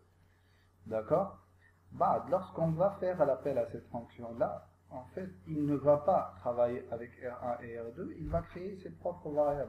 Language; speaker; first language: French; non-native, local second language; Arabic